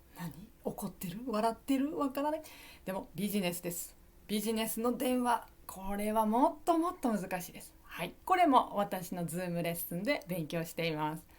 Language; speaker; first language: Japanese; native; Japanese